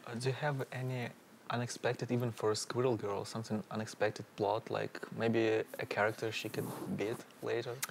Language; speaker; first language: English; non-native, fluent; Russian